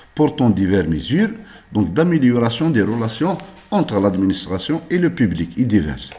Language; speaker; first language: French; non-native, local second language; Arabic